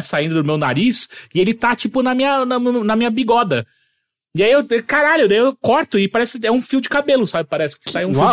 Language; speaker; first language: Portuguese; native; Portuguese